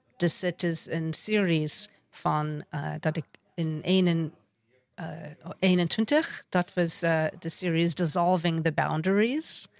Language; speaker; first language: Dutch; non-native, fluent; English